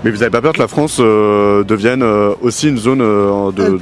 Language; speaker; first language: French; native; French